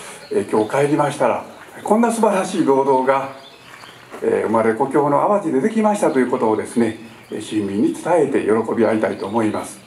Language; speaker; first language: Japanese; native; Japanese